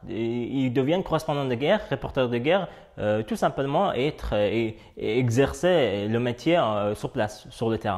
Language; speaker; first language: French; non-native, fluent; Persian